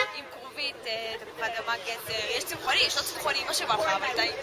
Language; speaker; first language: Hebrew; native; Hebrew